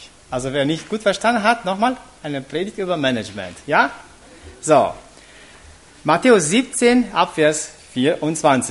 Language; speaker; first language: German; non-native, fluent; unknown